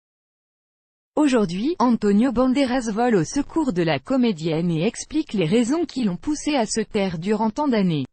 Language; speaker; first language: French; native; French